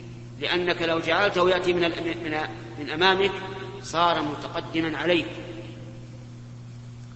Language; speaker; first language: Arabic; native; Arabic